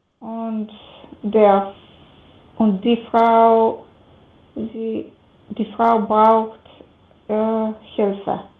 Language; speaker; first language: German; non-native, learner; Macedonian